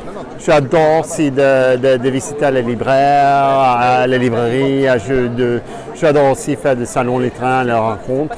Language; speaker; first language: French; non-native, fluent; Norwegian